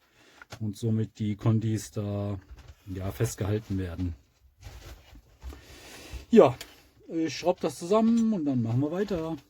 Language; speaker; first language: German; native; German